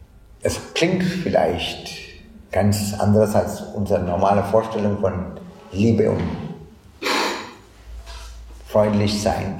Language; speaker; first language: German; non-native, fluent; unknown